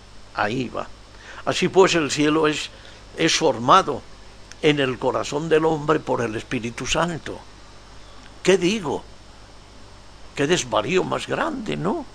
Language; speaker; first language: Spanish; native; Spanish